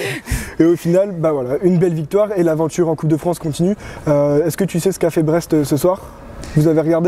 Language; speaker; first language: French; native; French